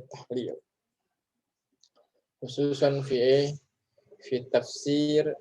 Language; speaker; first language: Arabic; non-native, fluent; Indonesian